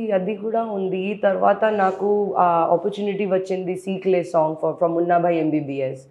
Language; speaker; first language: Telugu; non-native, learner; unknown